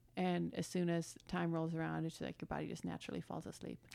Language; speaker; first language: English; early bilingual, other home language; German